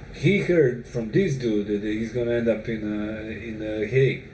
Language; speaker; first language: English; non-native, fluent; Serbian